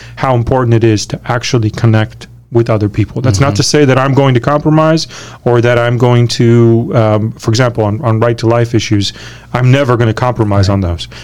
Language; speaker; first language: English; early bilingual, other home language; Romanian